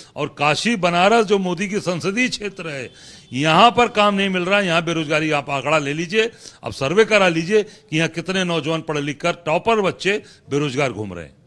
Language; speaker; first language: Hindi; native; Hindi